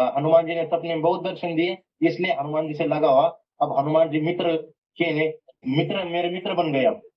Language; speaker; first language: Hindi; non-native, local second language; Marathi